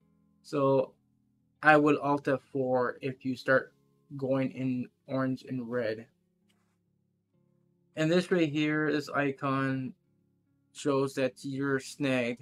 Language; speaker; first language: English; native; English